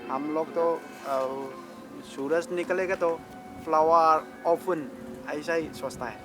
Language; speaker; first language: Hindi; non-native, local second language; Manipuri